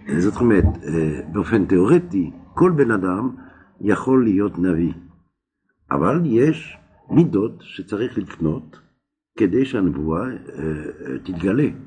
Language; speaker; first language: Hebrew; non-native, fluent; French